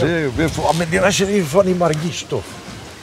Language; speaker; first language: Hebrew; non-native, learner; Romanian